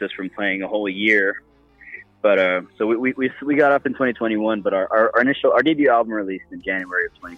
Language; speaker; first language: English; native; English